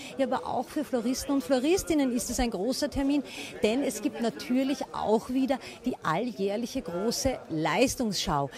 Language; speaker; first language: German; native; German